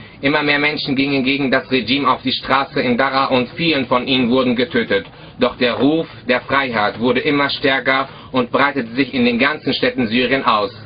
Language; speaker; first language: German; early bilingual, other home language; Arabic